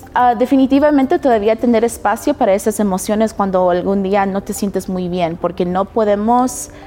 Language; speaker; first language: Spanish; early bilingual, heritage; Spanish